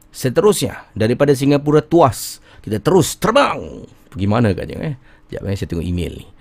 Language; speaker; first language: Malay; native; Malay